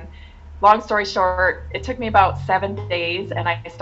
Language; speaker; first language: English; native; English